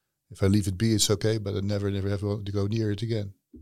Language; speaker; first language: English; non-native, fluent; Dutch